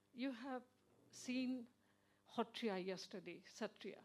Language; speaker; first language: English; non-native, local second language; Assamese